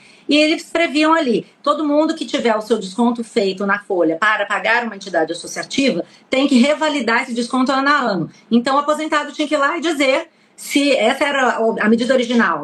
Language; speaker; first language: Portuguese; native; Portuguese